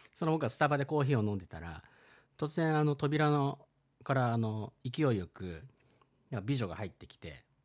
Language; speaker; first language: Japanese; early bilingual, heritage; Japanese